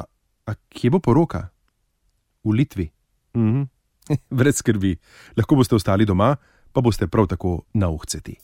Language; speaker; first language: Slovenian; native; Slovenian